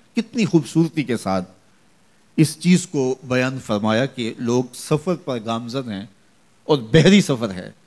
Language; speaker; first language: Urdu; non-native, local second language; Punjabi